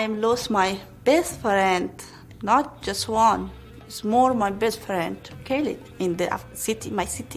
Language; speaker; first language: English; non-native, learner; Pashto